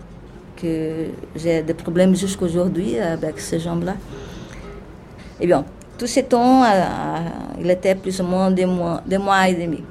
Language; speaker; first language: French; non-native, fluent; Portuguese